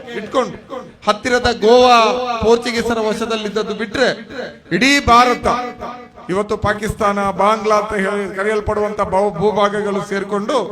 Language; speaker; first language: Kannada; non-native, local second language; Badaga